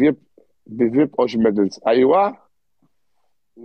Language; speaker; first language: German; early bilingual, other home language; Arabic